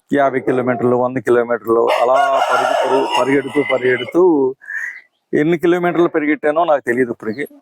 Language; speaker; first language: Telugu; native; Telugu